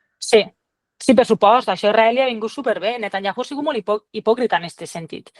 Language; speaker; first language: Catalan; native; Catalan